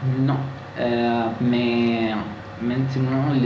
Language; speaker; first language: French; non-native, learner; Italian